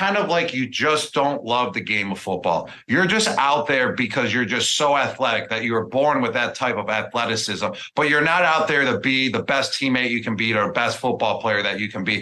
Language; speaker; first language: English; native; English